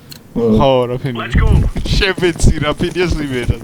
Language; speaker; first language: Georgian; native; Georgian